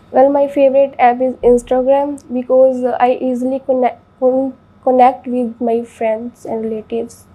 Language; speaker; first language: English; non-native, local second language; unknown